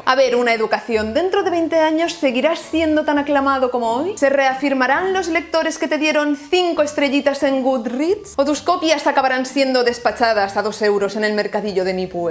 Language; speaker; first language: Spanish; native; Spanish